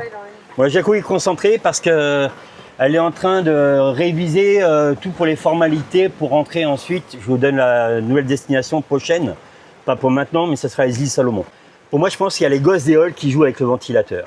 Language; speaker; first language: French; native; French